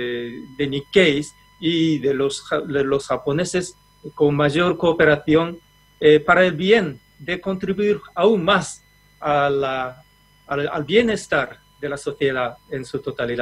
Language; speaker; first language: Spanish; non-native, fluent; Japanese